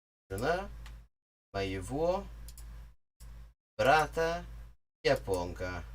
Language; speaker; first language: Russian; non-native, learner; English